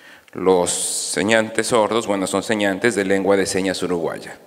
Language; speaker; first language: Spanish; native; Spanish